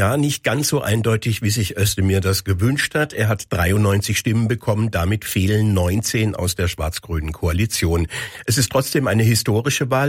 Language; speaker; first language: German; native; German